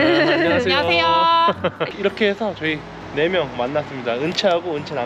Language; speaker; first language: Korean; native; Korean